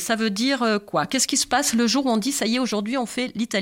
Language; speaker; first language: French; native; French